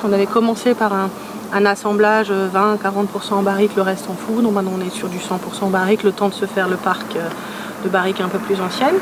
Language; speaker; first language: French; native; French